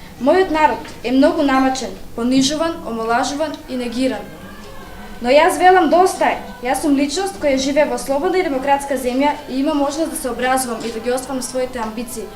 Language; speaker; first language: Macedonian; non-native, local second language; Romany